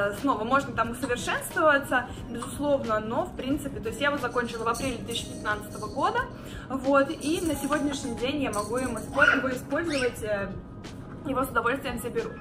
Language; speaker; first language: Russian; native; Russian